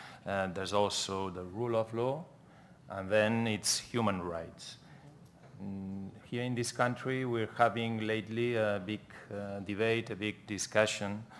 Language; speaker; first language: English; non-native, fluent; Catalan